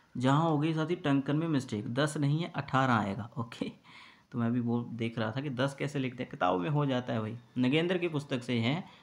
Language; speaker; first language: Hindi; native; Hindi